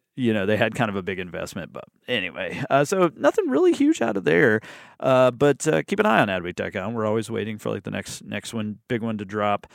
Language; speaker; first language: English; native; English